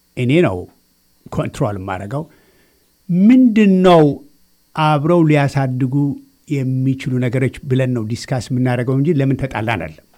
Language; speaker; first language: Amharic; native; Amharic